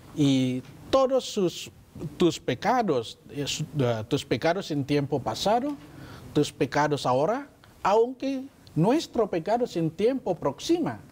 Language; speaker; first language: Spanish; non-native, learner; Indonesian